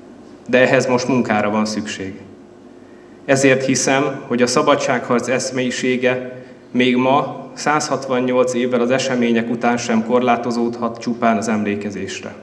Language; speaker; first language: Hungarian; native; Hungarian